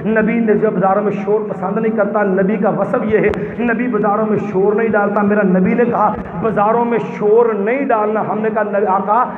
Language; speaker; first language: Urdu; non-native, local second language; Punjabi